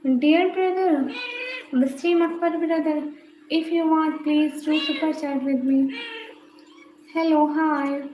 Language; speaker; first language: English; non-native, learner; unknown